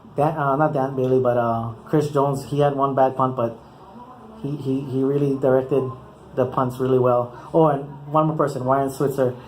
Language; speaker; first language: English; native; English